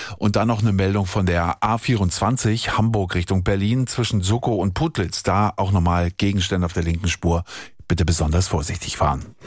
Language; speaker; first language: German; native; German